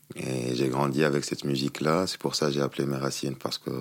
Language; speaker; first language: French; non-native, local second language; Arabic